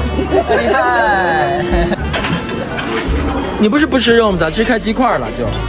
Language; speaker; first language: Chinese; native; Chinese